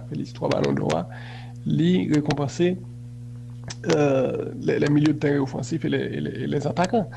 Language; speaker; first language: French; non-native, local second language; Haitian Creole